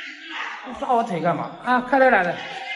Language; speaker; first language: Chinese; native; Chinese